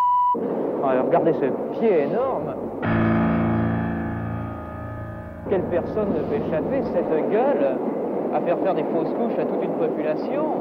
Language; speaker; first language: French; native; French